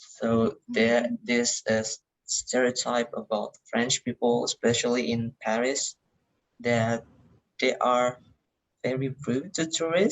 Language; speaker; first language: English; non-native, learner; Indonesian